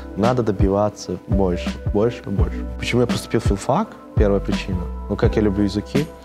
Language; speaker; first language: Russian; non-native, fluent; Turkmen